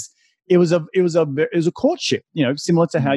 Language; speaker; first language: English; native; English